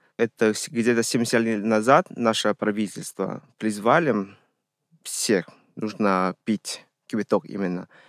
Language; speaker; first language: Russian; non-native, fluent; Chinese